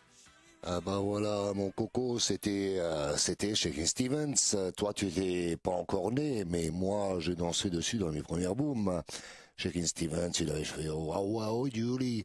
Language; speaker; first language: French; native; French